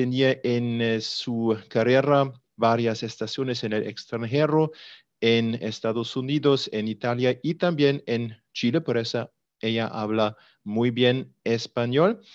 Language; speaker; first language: Spanish; non-native, fluent; German